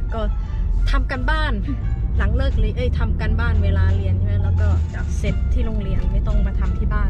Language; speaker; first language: Thai; native; Thai